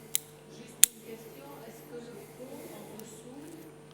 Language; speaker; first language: French; native; French